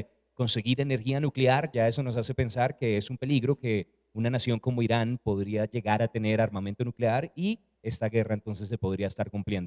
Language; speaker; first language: Spanish; native; Spanish